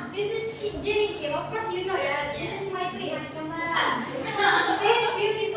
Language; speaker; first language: English; non-native, learner; Indonesian